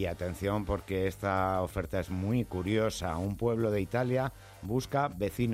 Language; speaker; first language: Spanish; native; Spanish